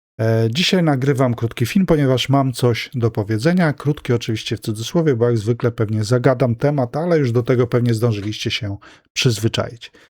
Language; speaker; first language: Polish; native; Polish